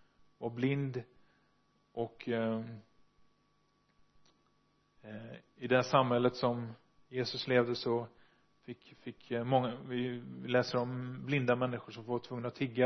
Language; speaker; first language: Swedish; non-native, fluent; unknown